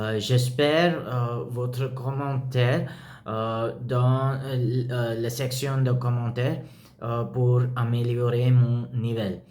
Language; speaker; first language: French; non-native, learner; Spanish